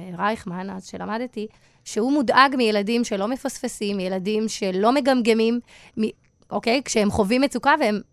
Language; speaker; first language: Hebrew; native; Hebrew